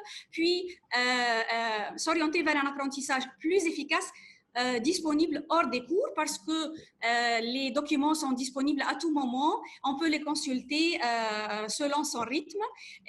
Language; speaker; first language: French; non-native, fluent; Arabic